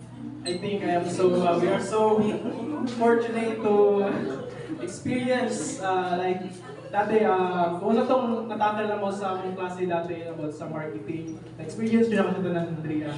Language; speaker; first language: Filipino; non-native, local second language; Cebuano